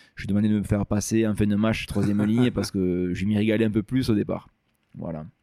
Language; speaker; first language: French; native; French